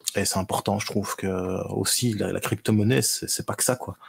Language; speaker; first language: French; native; French